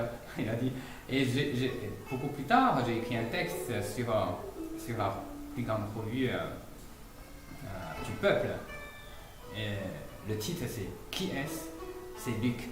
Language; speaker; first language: French; non-native, fluent; Chinese